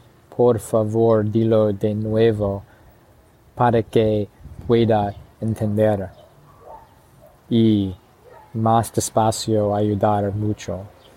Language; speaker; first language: Spanish; non-native, learner; English